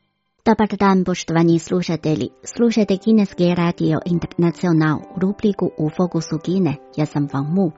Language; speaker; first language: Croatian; non-native, fluent; Chinese